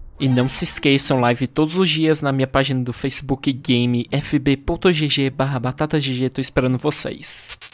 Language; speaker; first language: Portuguese; native; Portuguese